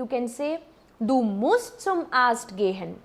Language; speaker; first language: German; non-native, fluent; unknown